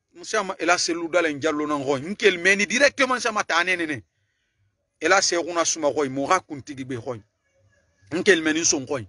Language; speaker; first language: French; non-native, local second language; Susu